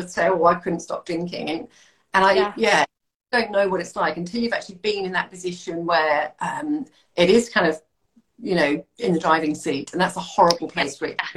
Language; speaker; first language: English; native; English